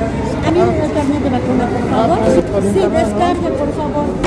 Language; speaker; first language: Spanish; native; Spanish